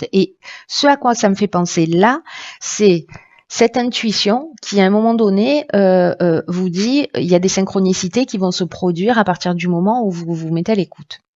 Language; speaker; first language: French; native; French